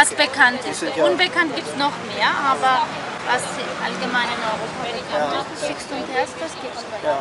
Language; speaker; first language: German; non-native, fluent; Armenian